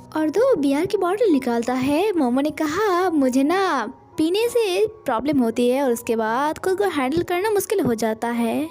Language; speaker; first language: Hindi; non-native, local second language; Bangla